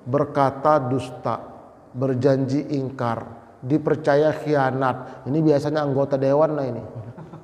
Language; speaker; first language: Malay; non-native, local second language; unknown